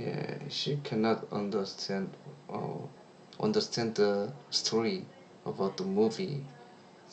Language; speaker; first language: English; non-native, learner; Korean